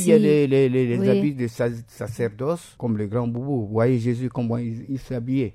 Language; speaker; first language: French; non-native, local second language; Sango